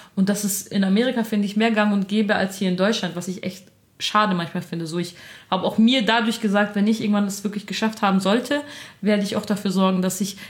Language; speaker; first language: German; early bilingual, other home language; Armenian